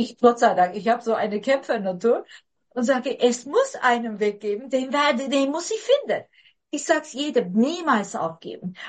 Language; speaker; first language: German; non-native, fluent; Turkish